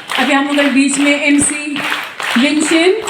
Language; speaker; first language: Hindi; non-native, local second language; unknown